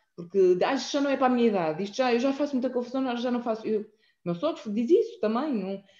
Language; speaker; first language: Portuguese; native; Portuguese